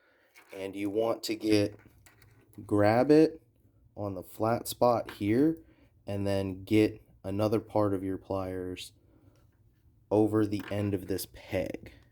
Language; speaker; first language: English; native; English